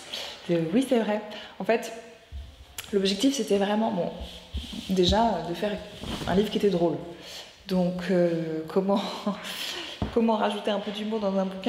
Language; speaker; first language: French; native; French